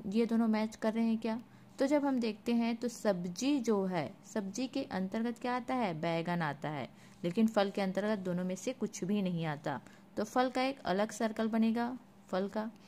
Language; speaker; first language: Hindi; native; Hindi